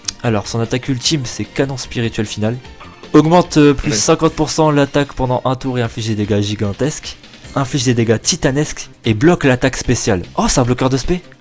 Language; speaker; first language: French; native; French